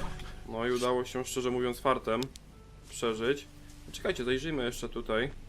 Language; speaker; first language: Polish; native; Polish